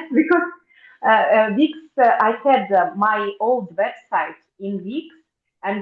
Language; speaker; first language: English; non-native, fluent; Russian